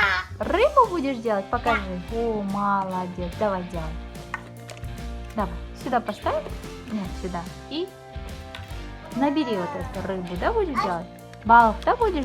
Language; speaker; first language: Russian; non-native, local second language; Kazakh